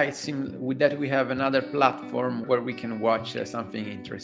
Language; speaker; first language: English; non-native, fluent; Italian